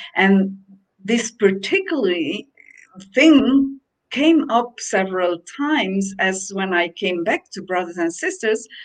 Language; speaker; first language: English; non-native, fluent; Dutch